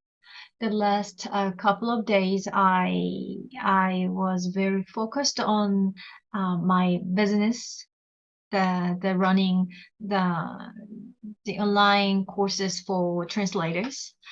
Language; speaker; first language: English; non-native, learner; Korean